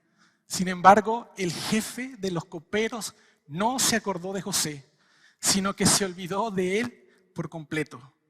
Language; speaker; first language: Spanish; native; Spanish